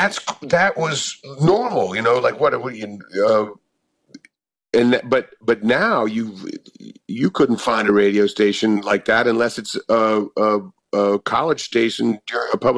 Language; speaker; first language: English; native; English